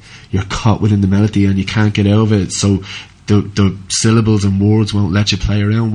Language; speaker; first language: English; native; English